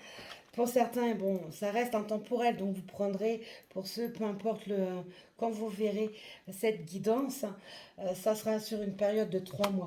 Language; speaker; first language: French; native; French